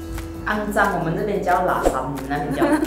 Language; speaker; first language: Chinese; non-native, local second language; Min Nan Chinese